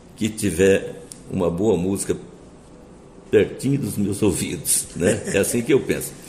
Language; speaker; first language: Portuguese; native; Portuguese